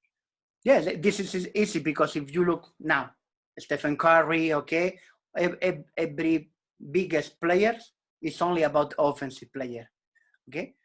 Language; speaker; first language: English; non-native, learner; Spanish